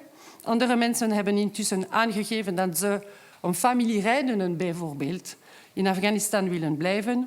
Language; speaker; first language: Dutch; non-native, local second language; French